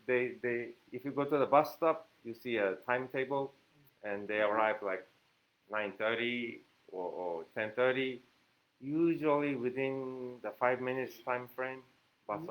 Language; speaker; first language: English; non-native, fluent; Japanese